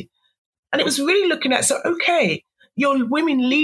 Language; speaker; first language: English; native; English